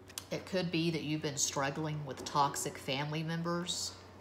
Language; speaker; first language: English; native; English